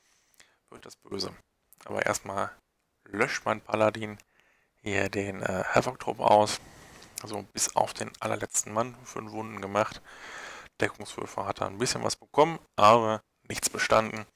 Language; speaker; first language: German; native; German